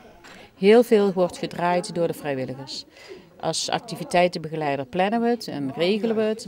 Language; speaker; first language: Dutch; native; Dutch